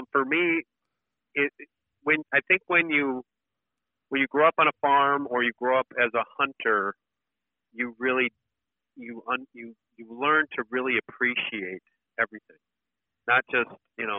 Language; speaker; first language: English; native; English